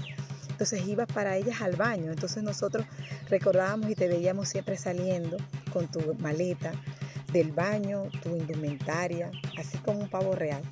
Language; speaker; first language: Spanish; non-native, local second language; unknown